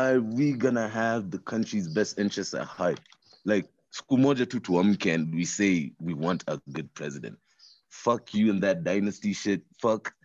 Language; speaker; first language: English; non-native, local second language; Swahili